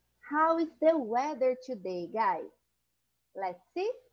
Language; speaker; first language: English; non-native, fluent; Portuguese